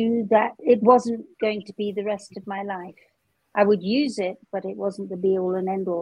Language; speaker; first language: English; native; English